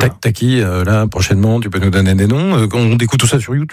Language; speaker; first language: French; native; French